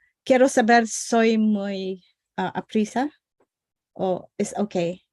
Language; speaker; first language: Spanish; non-native, learner; English